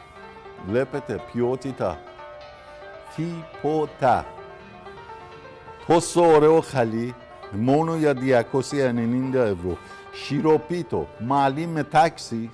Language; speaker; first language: Greek; non-native, fluent; Persian